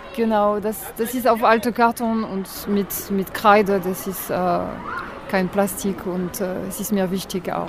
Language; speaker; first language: German; non-native, learner; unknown